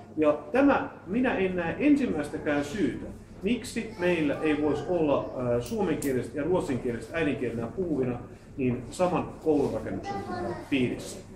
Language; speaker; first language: Finnish; native; Finnish